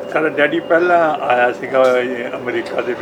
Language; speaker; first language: Punjabi; native; Punjabi